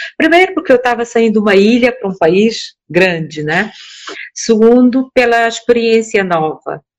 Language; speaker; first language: Portuguese; non-native, local second language; Kabuverdianu